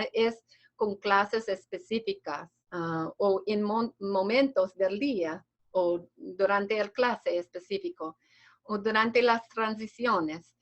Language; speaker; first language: Spanish; non-native, fluent; English